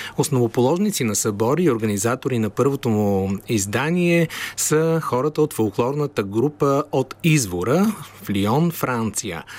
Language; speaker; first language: Bulgarian; native; Bulgarian